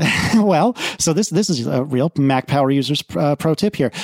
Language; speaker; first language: English; native; English